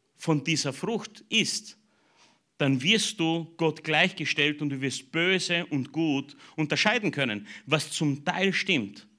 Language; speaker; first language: German; native; German